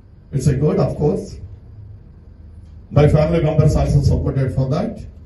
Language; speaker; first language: English; non-native, local second language; Telugu